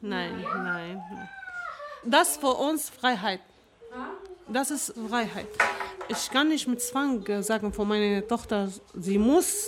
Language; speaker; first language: German; non-native, learner; Arabic